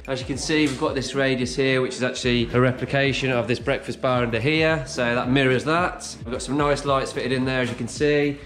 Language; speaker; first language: English; native; English